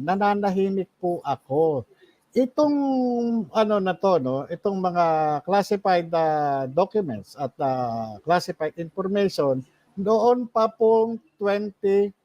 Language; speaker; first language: Filipino; native; Filipino